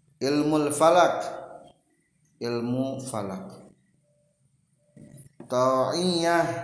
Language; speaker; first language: Arabic; non-native, fluent; Indonesian